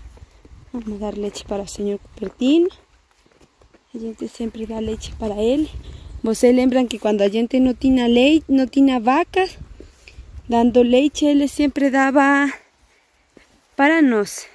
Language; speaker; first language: Spanish; native; Spanish